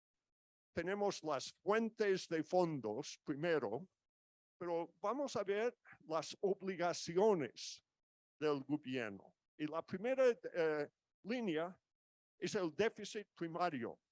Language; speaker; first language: Spanish; non-native, fluent; English